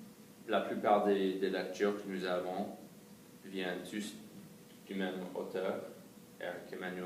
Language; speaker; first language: French; non-native, fluent; English